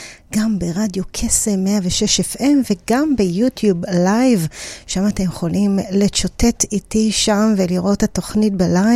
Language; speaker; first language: Hebrew; native; Hebrew